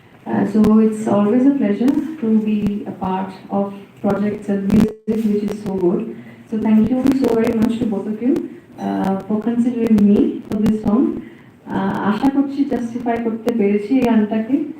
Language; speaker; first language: English; non-native, local second language; Bangla